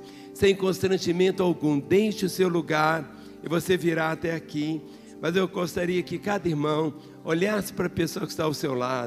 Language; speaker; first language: Portuguese; native; Portuguese